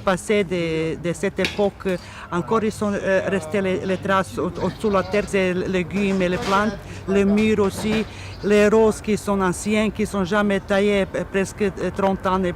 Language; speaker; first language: French; non-native, learner; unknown